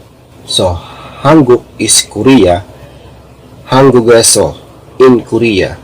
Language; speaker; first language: Korean; non-native, learner; Filipino